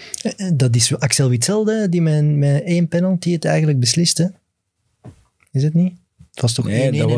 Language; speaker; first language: Dutch; native; Dutch